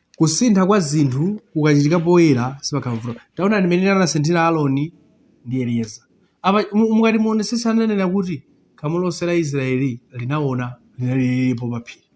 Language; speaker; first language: Nyanja; non-native, local second language; Tumbuka